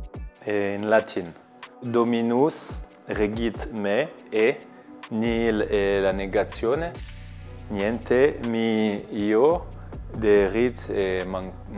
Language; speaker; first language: Italian; non-native, learner; French